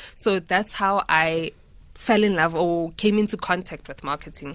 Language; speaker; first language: English; non-native, local second language; Tswana